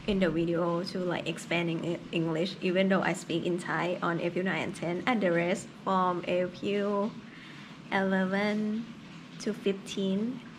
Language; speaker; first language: English; non-native, fluent; Thai